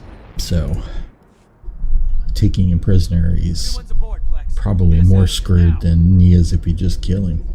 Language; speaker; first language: English; native; English